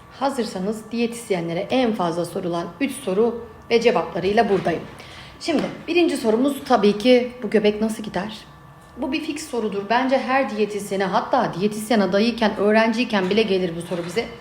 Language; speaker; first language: Turkish; native; Turkish